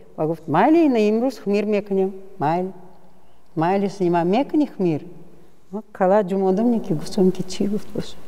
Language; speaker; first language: Tajik; non-native, fluent; Russian